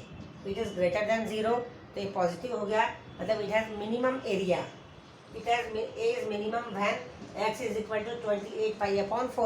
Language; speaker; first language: Hindi; native; Hindi